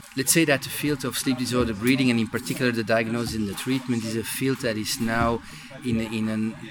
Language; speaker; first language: English; non-native, fluent; Dutch